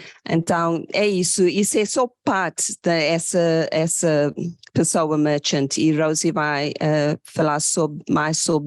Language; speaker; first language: Portuguese; non-native, fluent; English